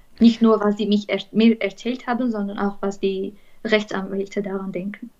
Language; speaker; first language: German; non-native, fluent; Armenian